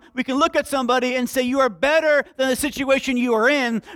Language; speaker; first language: English; native; English